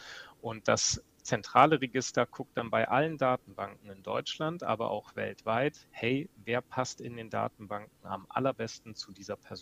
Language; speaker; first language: German; native; German